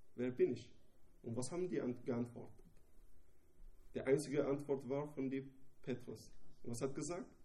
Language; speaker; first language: German; non-native, learner; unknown